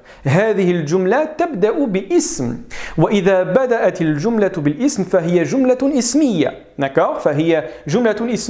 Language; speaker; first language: Arabic; non-native, fluent; French